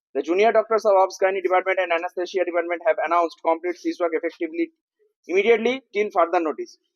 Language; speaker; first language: English; non-native, local second language; Bangla